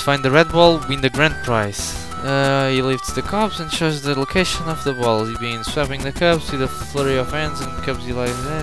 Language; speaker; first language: English; non-native, learner; Portuguese